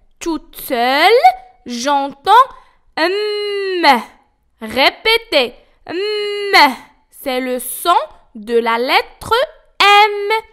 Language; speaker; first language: French; non-native, local second language; Arabic